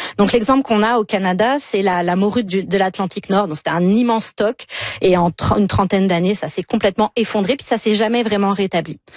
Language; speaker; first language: French; native; French